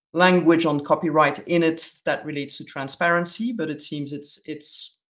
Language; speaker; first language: English; non-native, fluent; Dutch